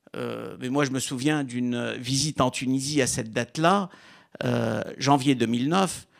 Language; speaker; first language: French; non-native, local second language; Arabic